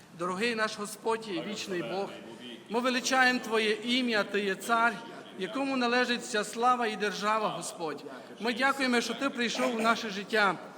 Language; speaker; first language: Ukrainian; native; Ukrainian